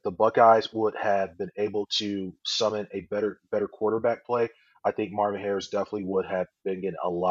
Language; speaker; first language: English; native; English